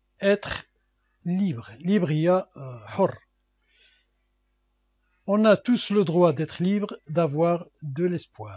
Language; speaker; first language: French; non-native, local second language; Arabic